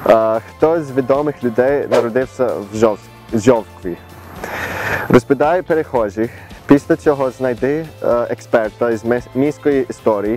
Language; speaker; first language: Ukrainian; early bilingual, heritage; Ukrainian